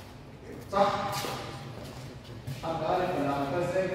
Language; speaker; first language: Arabic; native; Arabic